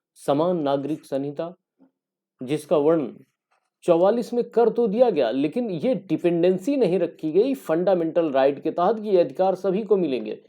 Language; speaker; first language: Hindi; native; Hindi